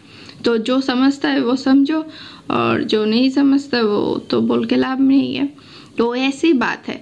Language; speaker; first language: Hindi; non-native, local second language; Assamese